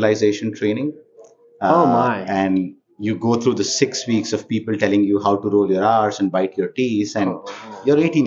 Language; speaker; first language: English; non-native, local second language; Kannada